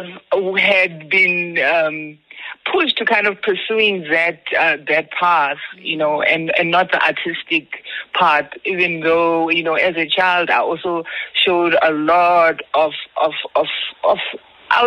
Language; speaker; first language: English; non-native, local second language; Zulu